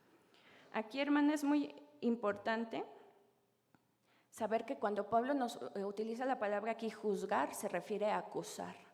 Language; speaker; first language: Spanish; native; Spanish